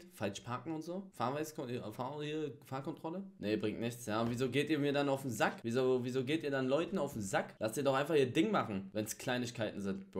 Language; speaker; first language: German; native; German